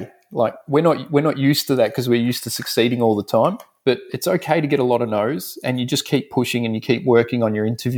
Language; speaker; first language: English; native; English